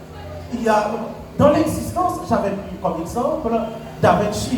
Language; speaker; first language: French; non-native, local second language; Haitian Creole